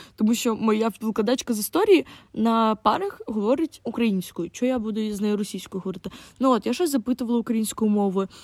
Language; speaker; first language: Ukrainian; non-native, local second language; Russian